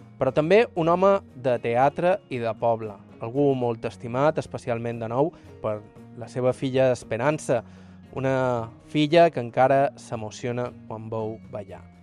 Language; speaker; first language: Catalan; native; Catalan